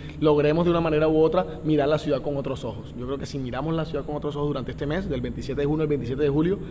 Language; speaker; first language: Spanish; native; Spanish